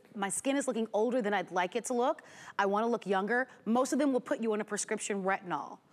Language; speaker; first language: English; native; English